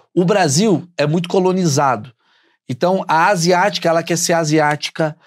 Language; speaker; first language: Portuguese; native; Portuguese